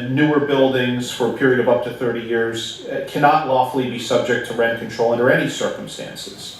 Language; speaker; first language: English; native; English